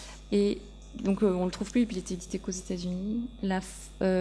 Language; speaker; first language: French; native; French